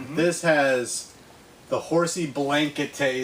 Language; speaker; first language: English; native; English